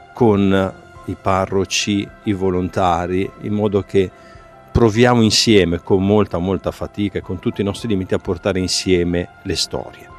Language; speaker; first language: Italian; native; Italian